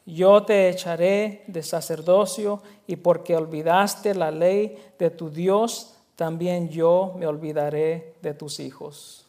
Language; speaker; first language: Spanish; early bilingual, heritage; Spanish